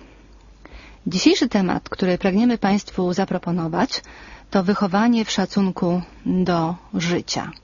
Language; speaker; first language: Polish; native; Polish